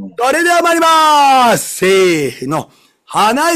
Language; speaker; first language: Japanese; native; Japanese